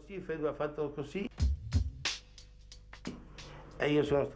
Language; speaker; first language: Italian; non-native, fluent; Spanish